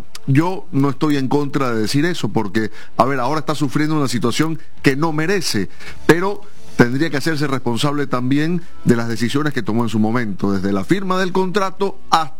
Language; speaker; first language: Spanish; native; Spanish